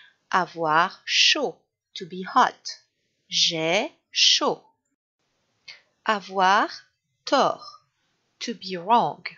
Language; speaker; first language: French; non-native, fluent; English